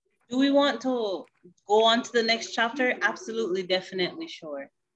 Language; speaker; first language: English; native; English